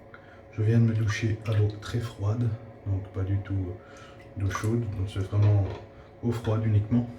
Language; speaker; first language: French; native; French